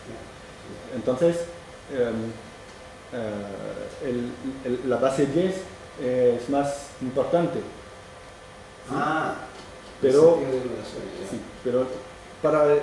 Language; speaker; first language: Spanish; non-native, fluent; French